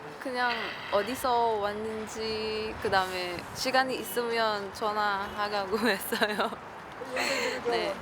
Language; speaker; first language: Korean; non-native, fluent; Filipino